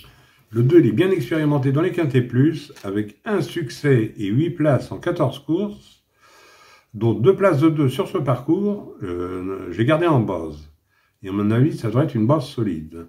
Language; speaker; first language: French; native; French